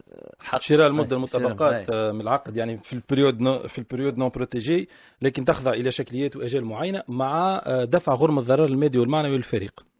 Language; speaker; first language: Arabic; native; Arabic